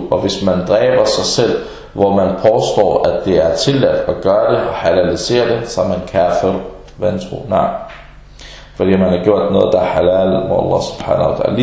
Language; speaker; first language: Danish; early bilingual, other home language; Arabic